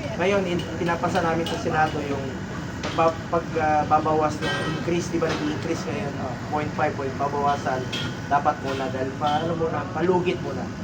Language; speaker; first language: Filipino; non-native, local second language; Cebuano